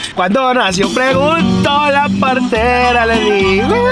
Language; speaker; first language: Spanish; early bilingual, heritage; Spanish